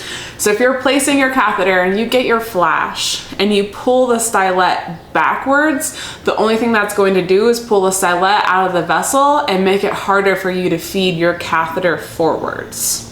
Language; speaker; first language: English; native; English